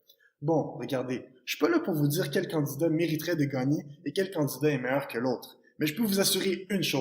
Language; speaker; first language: French; native; French